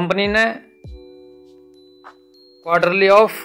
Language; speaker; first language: Hindi; native; Hindi